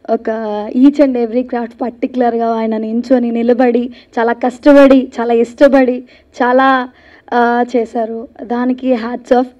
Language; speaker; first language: Telugu; native; Telugu